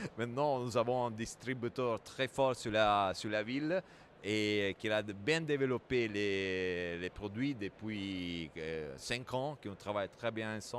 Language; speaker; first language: French; non-native, fluent; Italian